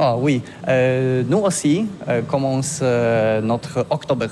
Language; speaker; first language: French; non-native, fluent; Polish